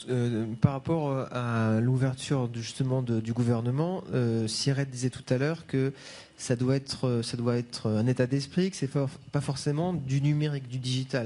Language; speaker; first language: French; native; French